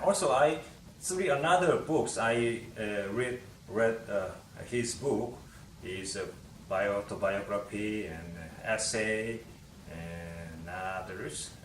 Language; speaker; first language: English; non-native, learner; Korean